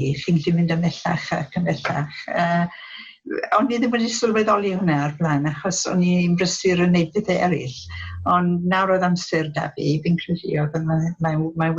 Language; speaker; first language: Welsh; non-native, local second language; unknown